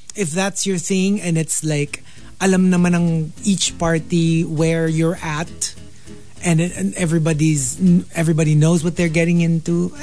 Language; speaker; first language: English; non-native, local second language; Filipino